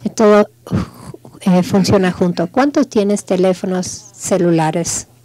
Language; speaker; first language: Spanish; non-native, fluent; English